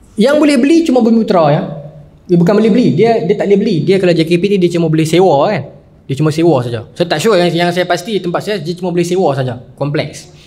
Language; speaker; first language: Malay; native; Malay